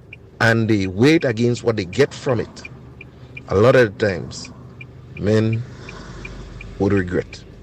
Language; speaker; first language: English; native; English